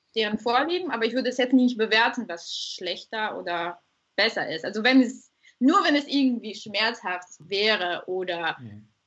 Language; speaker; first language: German; non-native, fluent; Bulgarian